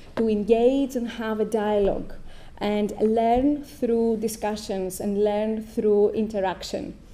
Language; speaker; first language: English; non-native, fluent; Greek